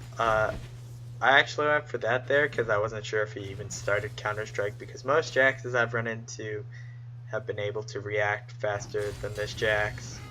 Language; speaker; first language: English; native; English